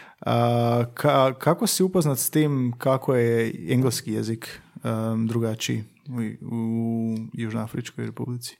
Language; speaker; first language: Croatian; native; Croatian